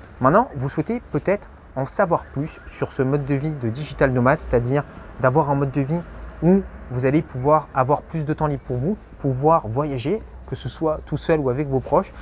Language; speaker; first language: French; native; French